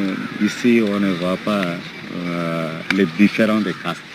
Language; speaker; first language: French; non-native, local second language; Telugu